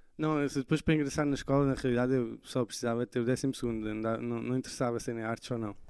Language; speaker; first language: Portuguese; early bilingual, other home language; French